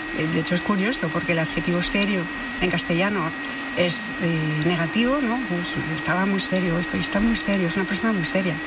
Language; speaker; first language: Spanish; non-native, fluent; French